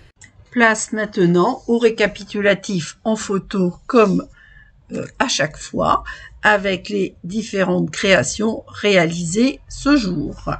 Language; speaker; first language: French; native; French